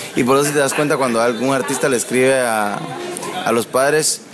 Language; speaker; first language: Spanish; native; Spanish